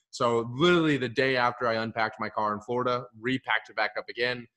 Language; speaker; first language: English; early bilingual, other home language; Hindi